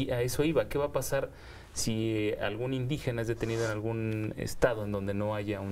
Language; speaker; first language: Spanish; native; Spanish